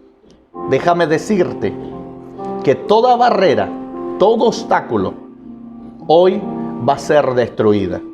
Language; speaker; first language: Spanish; native; Spanish